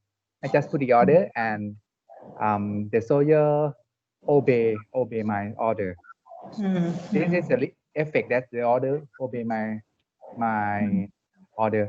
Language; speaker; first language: English; non-native, learner; Thai